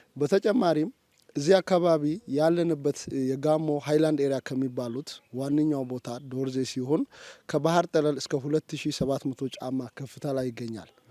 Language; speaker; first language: Amharic; non-native, local second language; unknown